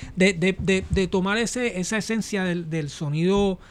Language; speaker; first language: Spanish; native; Spanish